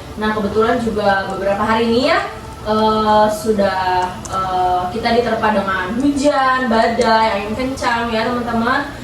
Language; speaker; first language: Indonesian; native; Indonesian